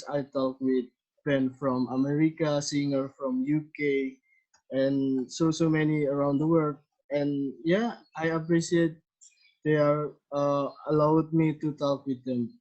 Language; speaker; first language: English; non-native, learner; Indonesian